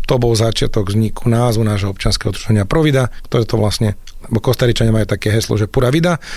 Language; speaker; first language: Slovak; native; Slovak